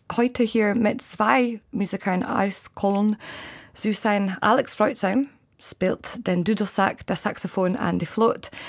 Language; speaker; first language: German; non-native, learner; English